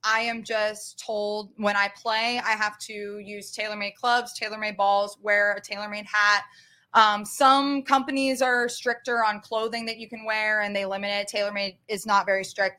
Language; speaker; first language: English; native; English